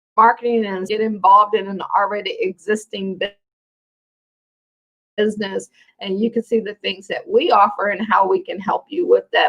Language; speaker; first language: English; native; English